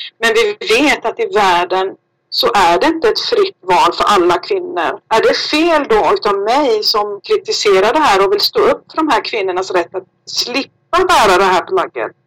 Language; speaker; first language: Swedish; native; Swedish